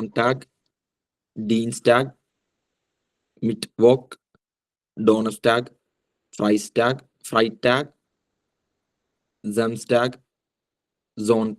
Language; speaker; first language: German; non-native, learner; Malayalam